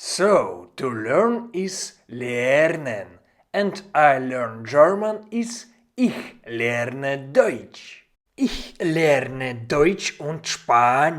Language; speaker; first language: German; non-native, fluent; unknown